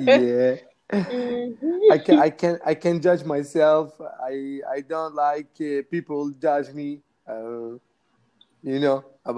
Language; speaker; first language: English; non-native, learner; Arabic